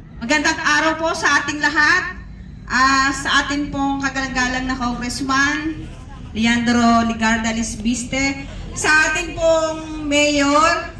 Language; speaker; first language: Filipino; native; Filipino